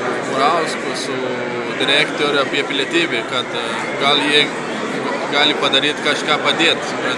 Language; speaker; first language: Lithuanian; non-native, learner; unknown